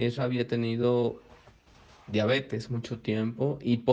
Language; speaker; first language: Spanish; native; Spanish